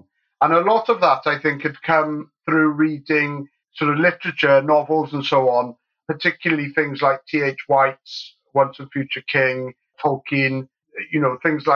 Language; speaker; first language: English; native; English